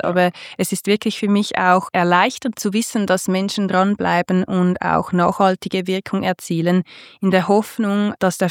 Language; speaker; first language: German; native; German